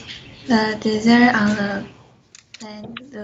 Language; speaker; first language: English; non-native, learner; Chinese